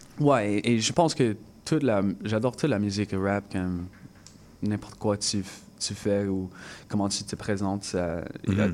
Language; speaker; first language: French; non-native, local second language; English